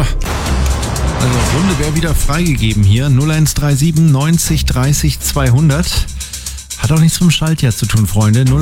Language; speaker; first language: German; native; German